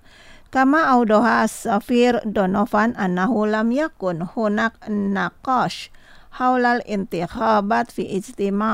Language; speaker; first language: Arabic; non-native, fluent; Indonesian